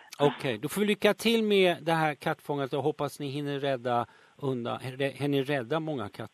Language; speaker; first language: Swedish; native; Swedish